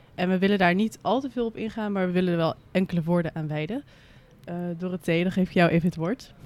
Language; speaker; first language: Dutch; native; Dutch